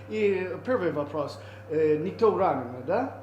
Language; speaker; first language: Russian; non-native, learner; English